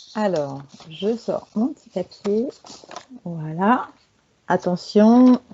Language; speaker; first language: French; native; French